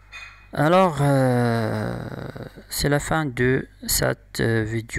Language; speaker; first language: French; non-native, local second language; Arabic